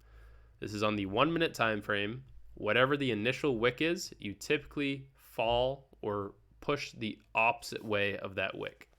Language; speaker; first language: English; native; English